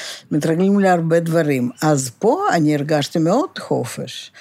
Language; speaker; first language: Hebrew; non-native, fluent; Russian